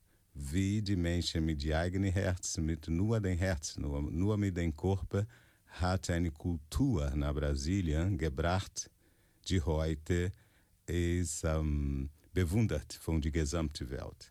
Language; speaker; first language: German; non-native, fluent; Portuguese